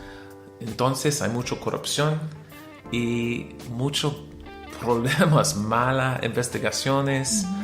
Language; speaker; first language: Spanish; non-native, learner; English